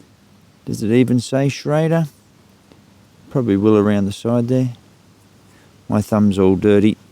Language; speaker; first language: English; native; English